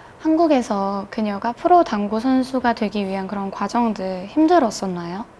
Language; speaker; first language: Korean; native; Korean